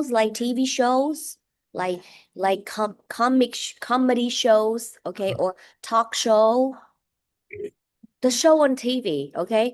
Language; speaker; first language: English; non-native, fluent; Vietnamese